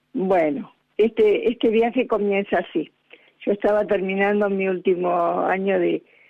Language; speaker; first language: Spanish; native; Spanish